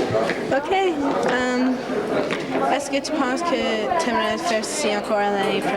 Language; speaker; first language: French; non-native, local second language; English